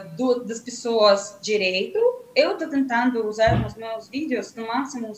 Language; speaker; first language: Portuguese; non-native, fluent; Russian